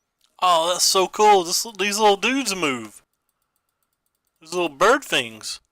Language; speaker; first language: English; native; English